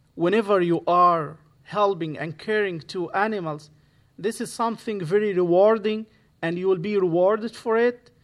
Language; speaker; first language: English; non-native, fluent; Arabic